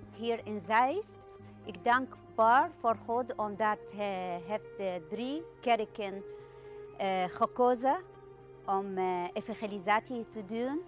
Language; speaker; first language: Dutch; non-native, learner; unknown